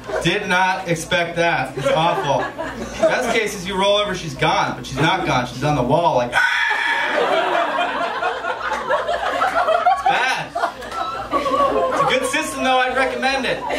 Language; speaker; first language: English; native; English